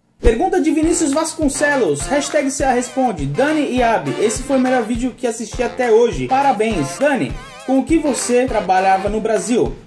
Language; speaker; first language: Portuguese; native; Portuguese